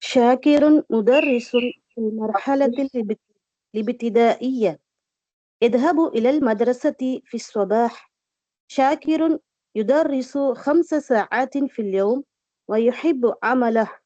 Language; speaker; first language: Arabic; non-native, learner; Tamil